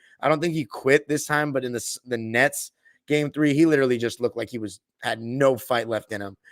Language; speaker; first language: English; native; English